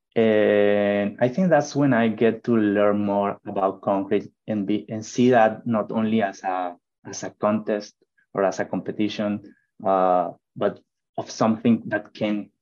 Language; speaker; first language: English; non-native, fluent; Spanish